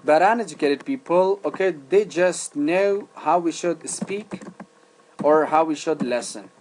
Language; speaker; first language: English; non-native, fluent; Persian